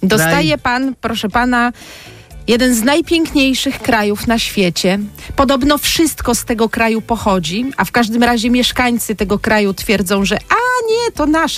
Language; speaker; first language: Polish; native; Polish